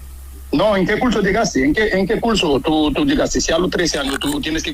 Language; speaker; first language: Spanish; native; Spanish